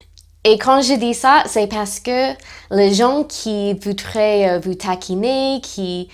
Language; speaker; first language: French; non-native, fluent; English